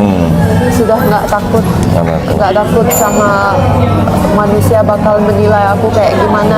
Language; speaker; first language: Indonesian; non-native, fluent; Finnish